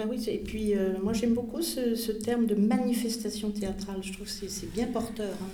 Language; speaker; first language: French; native; French